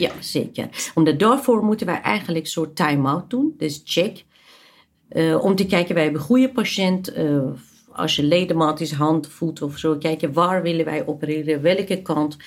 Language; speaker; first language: Dutch; non-native, fluent; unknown